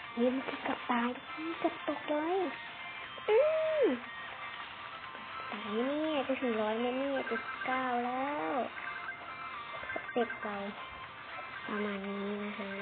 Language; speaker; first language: Thai; native; Thai